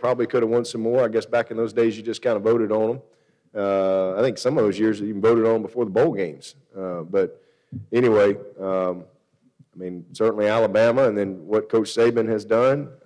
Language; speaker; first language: English; native; English